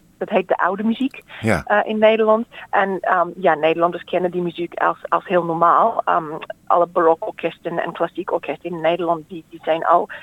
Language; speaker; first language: Dutch; non-native, fluent; English